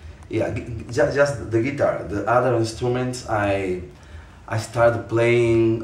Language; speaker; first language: English; non-native, fluent; Portuguese